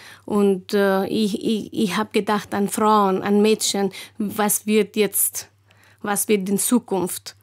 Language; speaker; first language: German; non-native, learner; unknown